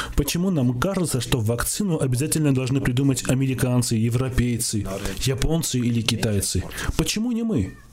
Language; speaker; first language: Russian; non-native, local second language; Armenian